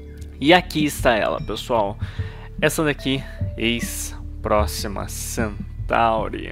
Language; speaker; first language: Portuguese; native; Portuguese